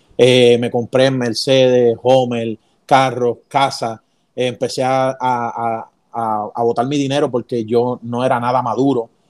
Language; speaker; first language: Spanish; native; Spanish